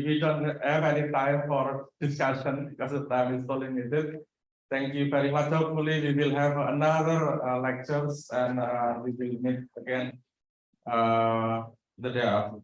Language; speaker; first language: English; non-native, learner; Indonesian